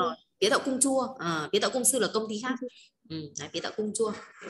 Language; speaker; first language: Vietnamese; native; Vietnamese